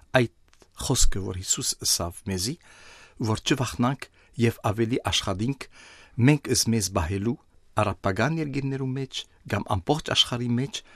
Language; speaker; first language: Armenian; early bilingual, heritage; Armenian